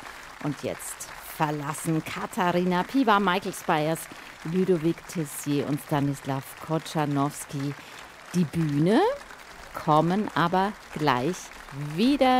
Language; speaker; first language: German; native; German